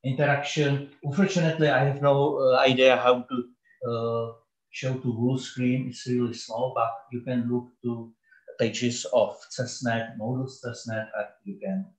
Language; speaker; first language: English; non-native, learner; Czech